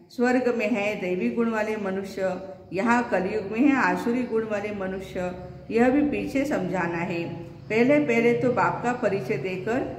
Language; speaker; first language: Hindi; non-native, local second language; Marathi